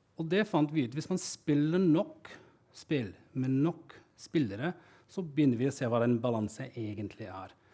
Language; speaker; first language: Norwegian; non-native, fluent; English